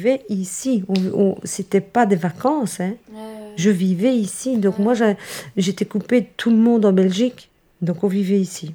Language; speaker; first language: French; early bilingual, other home language; Italian